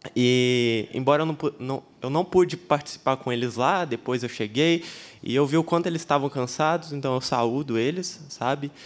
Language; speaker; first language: Portuguese; native; Portuguese